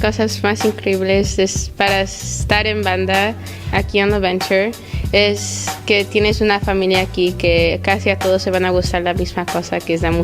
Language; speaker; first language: Spanish; early bilingual, other home language; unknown